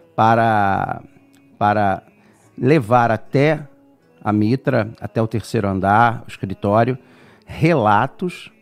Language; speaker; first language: Portuguese; native; Portuguese